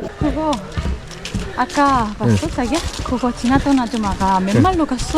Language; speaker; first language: Korean; non-native, learner; Spanish